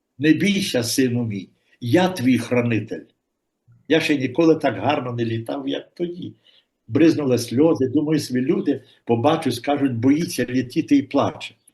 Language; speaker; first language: Ukrainian; native; Ukrainian